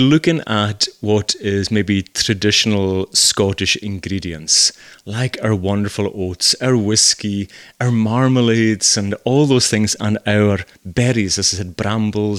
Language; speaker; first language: English; native; English